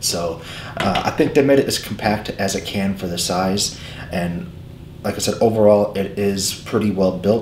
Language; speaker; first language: English; native; English